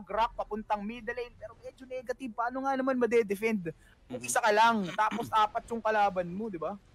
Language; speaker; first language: Filipino; native; Filipino